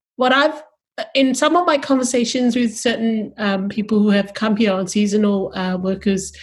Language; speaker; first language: English; early bilingual, other home language; Tongan